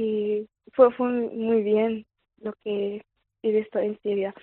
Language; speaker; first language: Spanish; non-native, fluent; Arabic